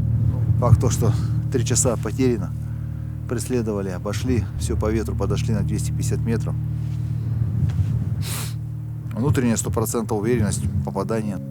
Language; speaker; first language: Russian; native; Russian